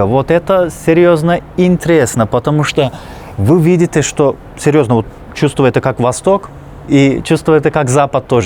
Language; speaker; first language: Russian; non-native, fluent; Turkish